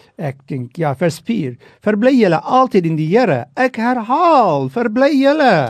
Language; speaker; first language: Afrikaans; non-native, fluent; Turkish